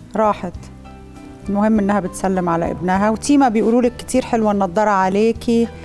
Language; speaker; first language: Arabic; native; Arabic